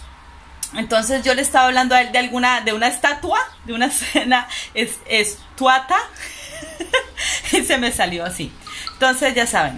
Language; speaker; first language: Spanish; native; Spanish